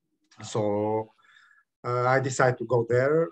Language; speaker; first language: English; non-native, learner; Bulgarian